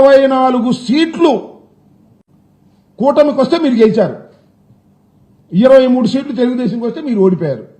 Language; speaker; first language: Telugu; native; Telugu